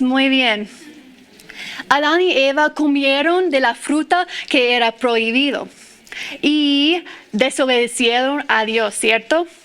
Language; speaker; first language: Spanish; non-native, fluent; English